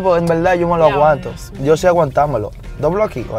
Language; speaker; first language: Spanish; native; Spanish